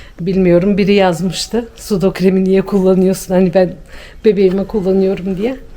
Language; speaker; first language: Turkish; native; Turkish